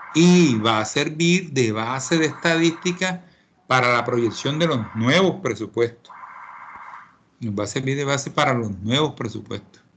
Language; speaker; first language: Spanish; native; Spanish